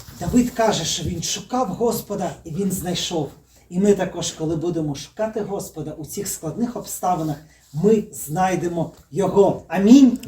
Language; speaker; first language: Ukrainian; native; Ukrainian